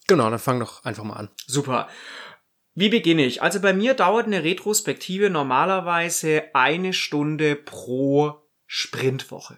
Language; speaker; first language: German; native; German